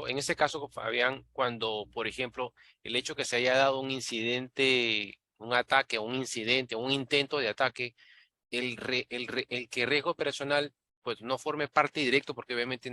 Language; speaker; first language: Spanish; native; Spanish